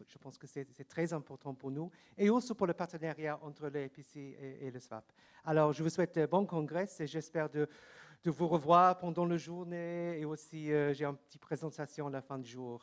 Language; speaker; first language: French; non-native, fluent; English